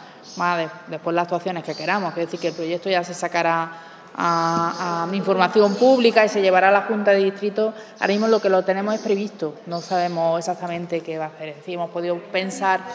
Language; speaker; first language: Spanish; native; Spanish